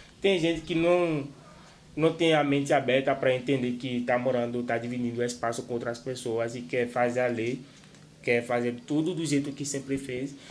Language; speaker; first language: Portuguese; non-native, fluent; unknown